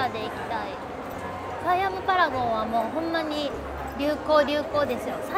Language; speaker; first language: Japanese; native; Japanese